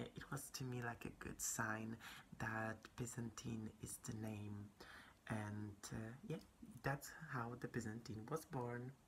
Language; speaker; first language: English; non-native, fluent; Polish